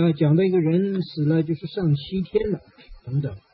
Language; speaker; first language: Chinese; native; Chinese